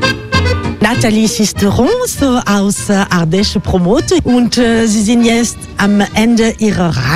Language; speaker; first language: German; non-native, learner; French